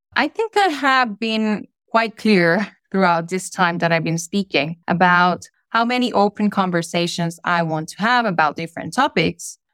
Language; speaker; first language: English; non-native, fluent; Spanish